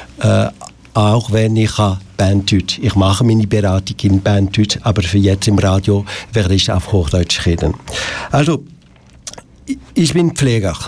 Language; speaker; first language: German; non-native, local second language; French